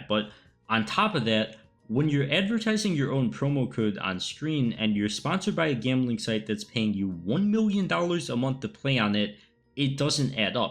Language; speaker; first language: English; native; English